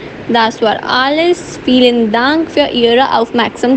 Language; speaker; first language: German; non-native, fluent; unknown